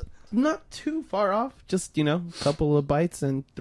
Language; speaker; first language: English; native; English